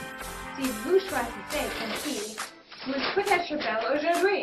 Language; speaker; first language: French; non-native, learner; English